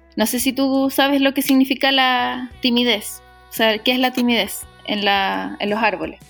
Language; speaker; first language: Spanish; native; Spanish